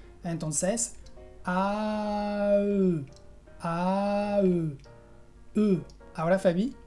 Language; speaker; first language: Spanish; non-native, fluent; French